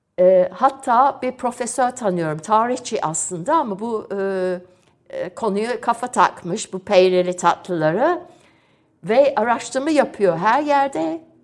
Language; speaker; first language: Turkish; non-native, fluent; English